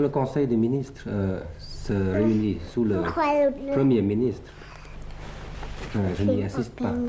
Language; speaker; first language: French; early bilingual, other home language; Thai